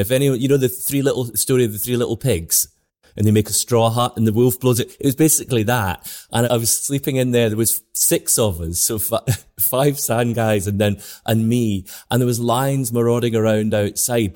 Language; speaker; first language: English; native; English